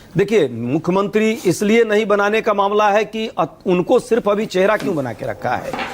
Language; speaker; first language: Hindi; native; Hindi